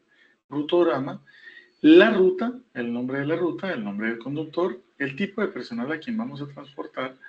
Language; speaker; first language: Spanish; native; Spanish